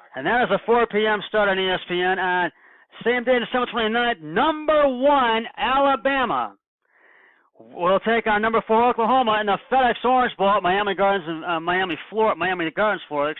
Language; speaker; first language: English; native; English